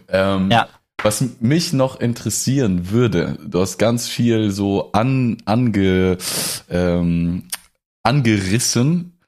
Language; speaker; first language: German; non-native, fluent; Russian